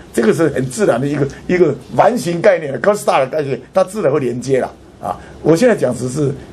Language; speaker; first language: Chinese; non-native, local second language; Hakka Chinese